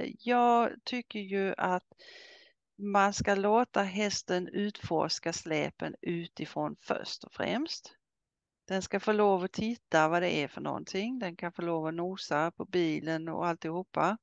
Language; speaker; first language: Swedish; native; Swedish